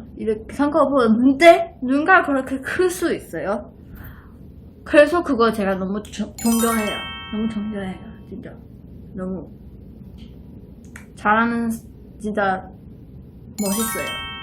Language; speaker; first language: Korean; non-native, learner; Chinese